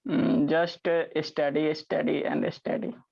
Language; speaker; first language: English; non-native, learner; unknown